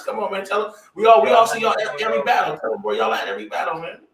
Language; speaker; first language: English; native; English